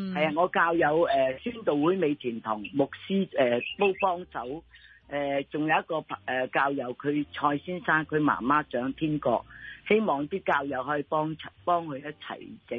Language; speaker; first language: Cantonese; native; Cantonese